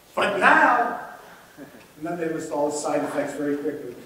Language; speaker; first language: English; native; English